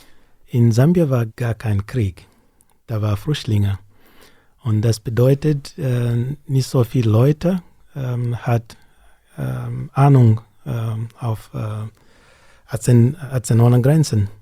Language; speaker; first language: German; non-native, learner; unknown